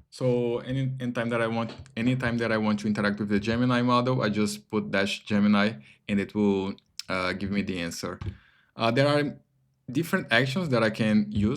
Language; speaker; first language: English; non-native, fluent; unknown